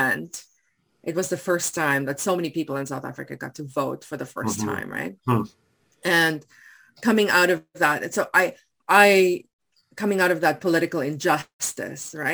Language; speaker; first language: English; non-native, local second language; Afrikaans